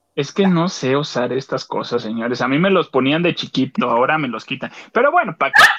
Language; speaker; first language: Spanish; native; Spanish